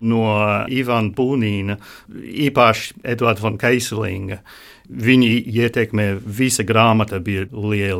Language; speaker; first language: Latvian; non-native, learner; English